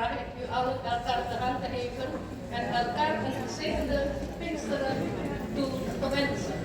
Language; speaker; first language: Dutch; non-native, fluent; Indonesian